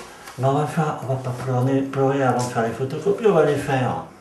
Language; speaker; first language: French; native; French